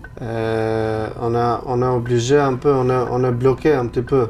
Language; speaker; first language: French; non-native, learner; Albanian